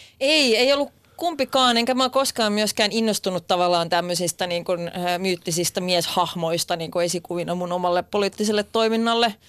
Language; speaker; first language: Finnish; non-native, local second language; Swedish